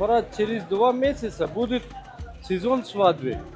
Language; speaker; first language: Russian; non-native, fluent; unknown